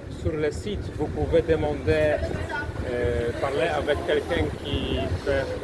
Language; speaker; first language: French; non-native, learner; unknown